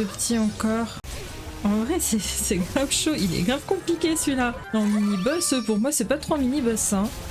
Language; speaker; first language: French; native; French